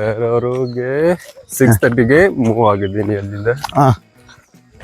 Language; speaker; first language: Kannada; non-native, local second language; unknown